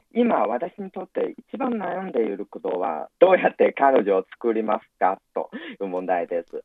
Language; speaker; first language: Japanese; non-native, fluent; Chinese